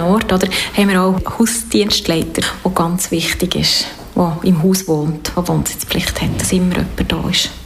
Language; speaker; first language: German; native; German